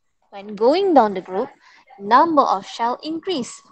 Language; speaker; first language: English; non-native, local second language; Malay